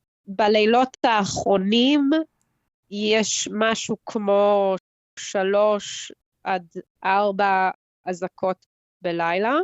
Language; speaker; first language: Hebrew; early bilingual, heritage; Hebrew